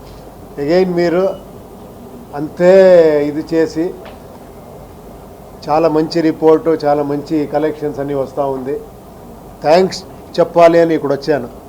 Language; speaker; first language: Telugu; non-native, fluent; Kannada